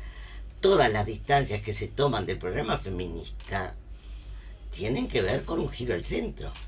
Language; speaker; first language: Spanish; native; Spanish